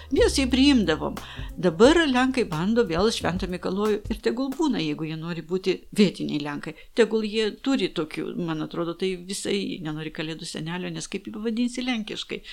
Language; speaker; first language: Lithuanian; non-native, local second language; Polish